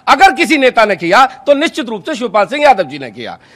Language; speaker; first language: Hindi; native; Hindi